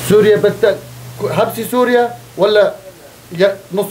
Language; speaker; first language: Turkish; non-native, learner; Arabic